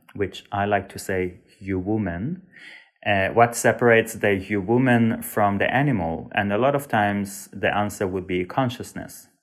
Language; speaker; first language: English; non-native, fluent; Hebrew